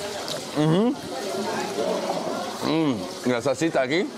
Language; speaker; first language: Spanish; early bilingual, heritage; Spanish